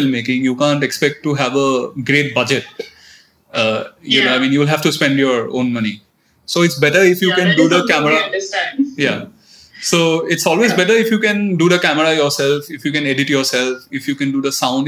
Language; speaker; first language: English; non-native, local second language; Assamese